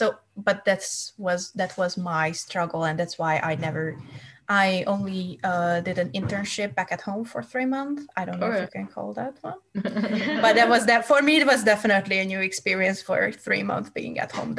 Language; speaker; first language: English; non-native, fluent; Hungarian